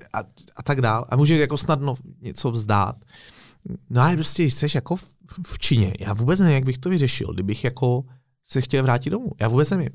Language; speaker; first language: Czech; native; Czech